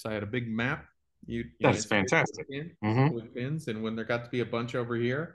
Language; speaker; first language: English; native; English